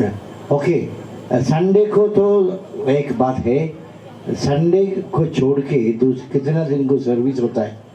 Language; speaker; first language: Hindi; non-native, local second language; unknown